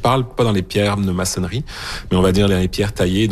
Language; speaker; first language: French; native; French